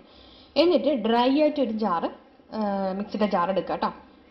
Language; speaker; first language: Malayalam; native; Malayalam